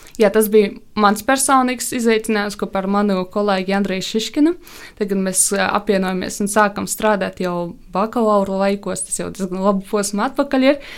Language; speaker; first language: Latvian; non-native, local second language; Russian